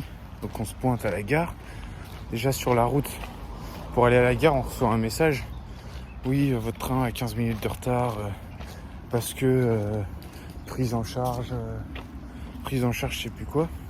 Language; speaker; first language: French; native; French